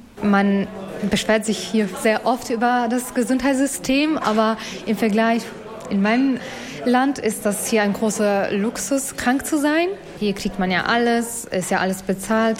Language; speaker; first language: German; non-native, fluent; Albanian